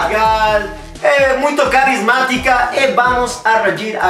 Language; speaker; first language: Portuguese; non-native, learner; Spanish